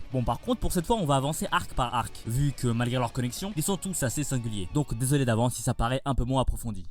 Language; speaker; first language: French; native; French